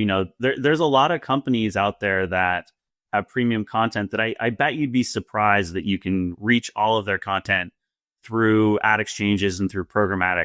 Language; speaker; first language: English; native; English